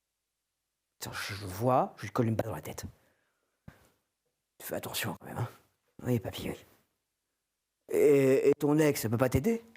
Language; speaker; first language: French; native; French